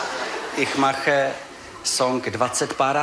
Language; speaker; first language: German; non-native, learner; Czech